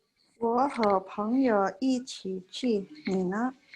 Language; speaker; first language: Chinese; non-native, learner; Indonesian